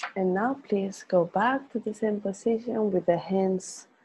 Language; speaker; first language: English; non-native, fluent; Spanish